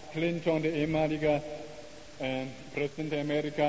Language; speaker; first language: German; non-native, learner; Chinese